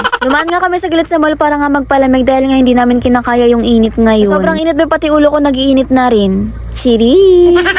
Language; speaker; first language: Filipino; non-native, local second language; Cebuano